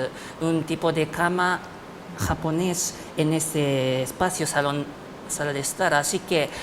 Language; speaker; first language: Spanish; non-native, fluent; Japanese